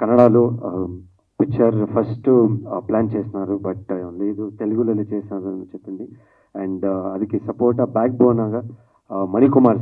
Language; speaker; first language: Telugu; non-native, learner; Kannada